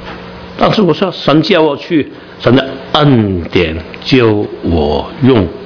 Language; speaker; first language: Chinese; non-native, learner; Cantonese